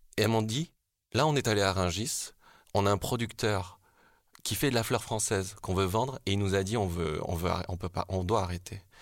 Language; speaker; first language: French; early bilingual, other home language; Korean